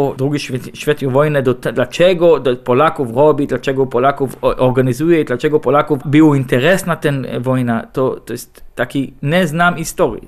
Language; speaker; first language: Polish; non-native, learner; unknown